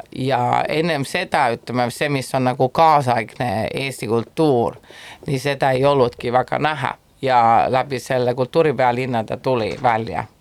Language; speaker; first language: Estonian; non-native, fluent; Italian